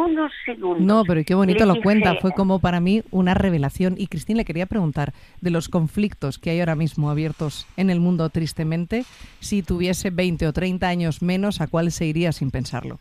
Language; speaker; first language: Spanish; native; Spanish